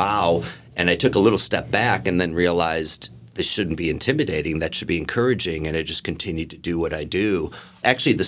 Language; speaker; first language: English; native; English